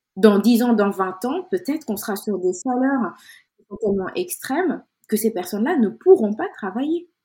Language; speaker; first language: French; non-native, local second language; Wolof